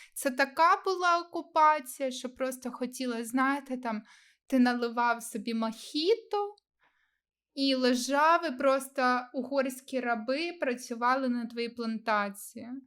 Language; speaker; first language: Ukrainian; non-native, local second language; Russian